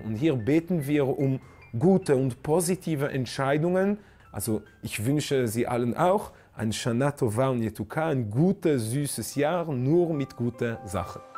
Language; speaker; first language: German; non-native, fluent; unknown